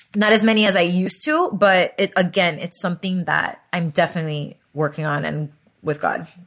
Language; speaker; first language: English; early bilingual, other home language; Spanish